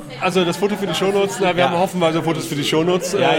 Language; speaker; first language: German; native; German